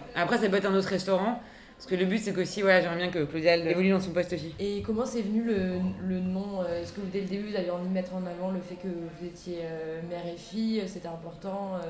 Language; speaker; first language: French; native; French